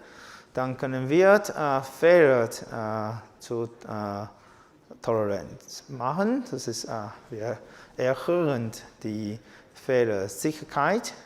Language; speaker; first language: German; non-native, learner; Chinese